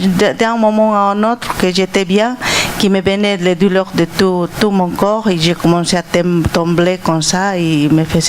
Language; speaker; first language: French; non-native, learner; Portuguese